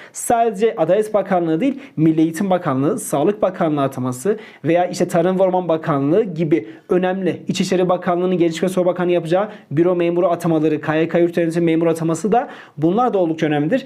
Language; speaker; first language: Turkish; native; Turkish